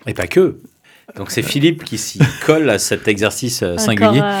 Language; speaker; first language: French; native; French